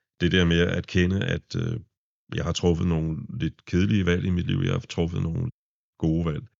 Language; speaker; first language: Danish; native; Danish